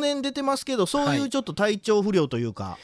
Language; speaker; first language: Japanese; native; Japanese